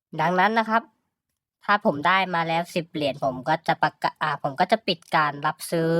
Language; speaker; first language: Thai; native; Thai